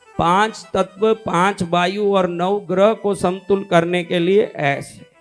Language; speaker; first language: Hindi; native; Hindi